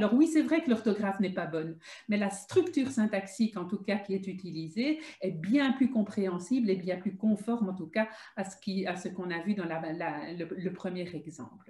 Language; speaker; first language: French; native; French